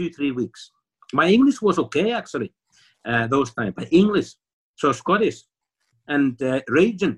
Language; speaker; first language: English; non-native, fluent; Finnish